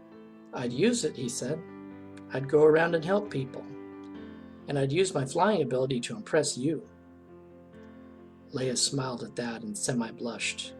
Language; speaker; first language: English; native; English